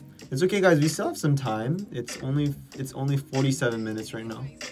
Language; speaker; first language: English; early bilingual, other home language; Korean